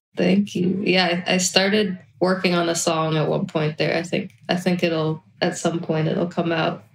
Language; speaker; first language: English; native; English